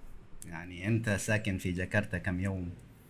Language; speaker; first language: Arabic; non-native, fluent; Indonesian